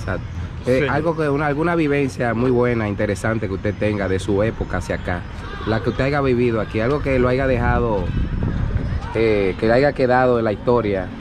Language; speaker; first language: Spanish; native; Spanish